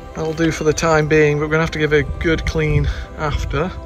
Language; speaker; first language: English; native; English